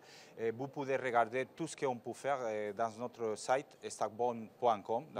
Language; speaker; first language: French; non-native, fluent; Spanish